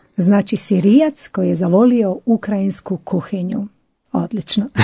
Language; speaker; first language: Croatian; native; Croatian